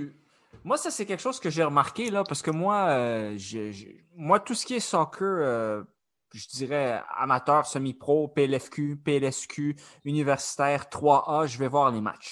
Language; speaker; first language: French; native; French